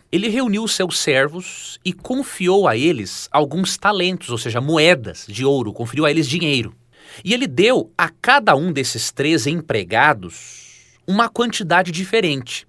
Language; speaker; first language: Portuguese; native; Portuguese